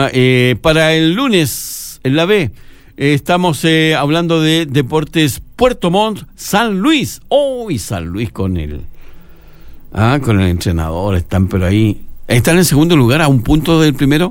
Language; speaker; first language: Spanish; native; Spanish